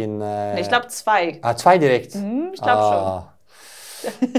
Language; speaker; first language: German; non-native, learner; Norwegian